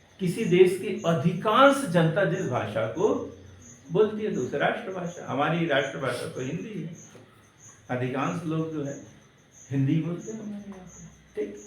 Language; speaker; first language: Hindi; native; Hindi